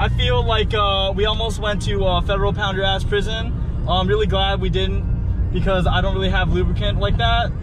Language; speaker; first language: English; native; English